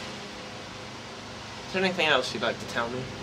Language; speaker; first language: English; native; English